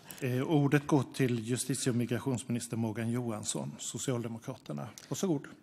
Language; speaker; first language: Swedish; native; Swedish